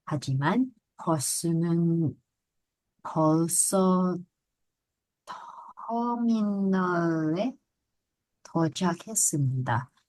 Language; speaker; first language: Korean; non-native, learner; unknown